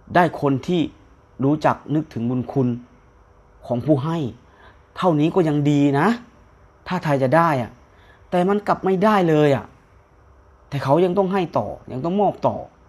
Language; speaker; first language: Thai; native; Thai